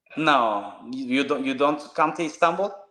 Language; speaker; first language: English; non-native, learner; Turkish